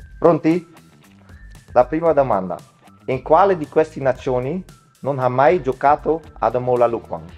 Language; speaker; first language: Italian; non-native, fluent; Dutch